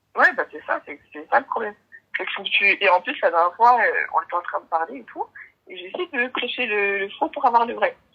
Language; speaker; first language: French; native; French